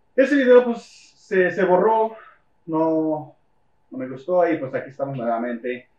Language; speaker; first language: Spanish; early bilingual, heritage; Spanish